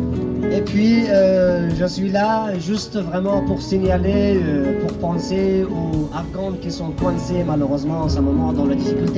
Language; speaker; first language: French; non-native, fluent; Persian